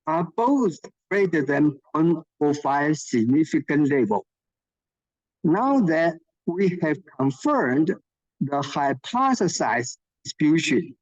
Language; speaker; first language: English; non-native, fluent; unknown